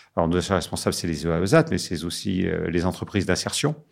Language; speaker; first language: French; native; French